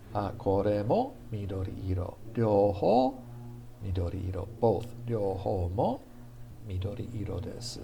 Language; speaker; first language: Japanese; non-native, fluent; English